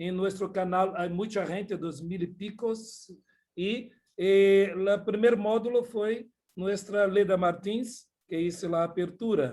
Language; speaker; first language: Spanish; non-native, learner; Portuguese